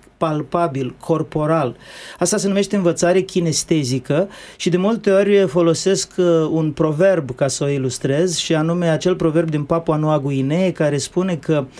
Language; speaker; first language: Romanian; native; Romanian